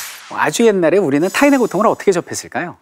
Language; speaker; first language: Korean; native; Korean